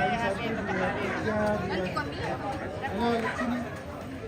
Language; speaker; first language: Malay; non-native, local second language; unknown